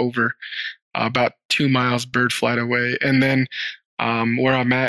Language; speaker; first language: English; early bilingual, other home language; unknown